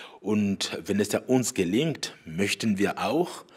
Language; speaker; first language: German; non-native, fluent; Rundi